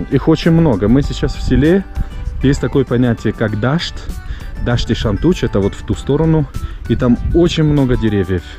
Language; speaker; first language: Russian; non-native, local second language; Tajik